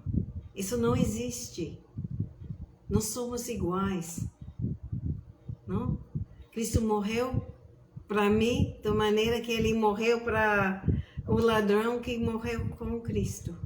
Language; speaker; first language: Portuguese; non-native, fluent; English